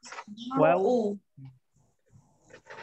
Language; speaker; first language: Arabic; non-native, learner; Indonesian